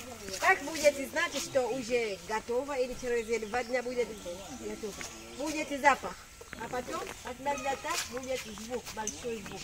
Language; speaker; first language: Russian; non-native, learner; Swahili